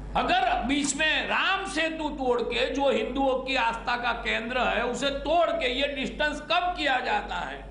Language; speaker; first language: Hindi; non-native, local second language; Gujarati